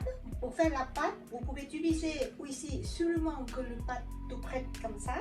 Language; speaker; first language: French; non-native, learner; Thai